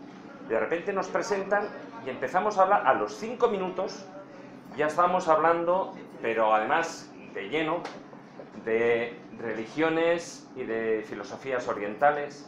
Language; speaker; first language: Spanish; native; Spanish